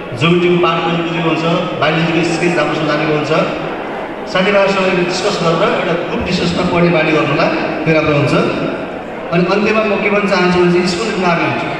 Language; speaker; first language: Nepali; native; Nepali